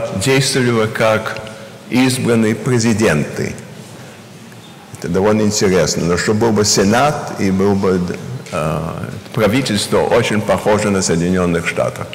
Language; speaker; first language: Russian; early bilingual, heritage; Russian